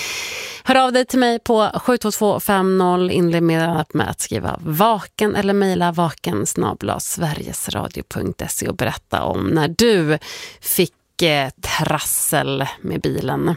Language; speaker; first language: Swedish; native; Swedish